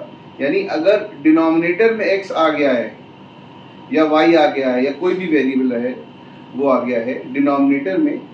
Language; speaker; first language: Hindi; native; Hindi